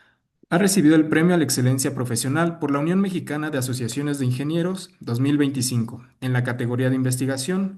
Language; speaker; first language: Spanish; native; Spanish